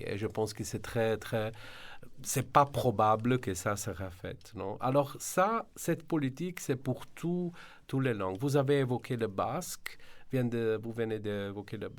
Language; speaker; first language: French; non-native, fluent; Slovenian